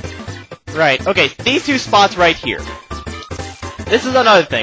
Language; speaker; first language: English; native; English